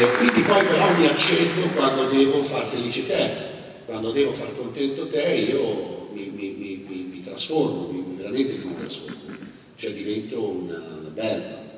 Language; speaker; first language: Italian; native; Italian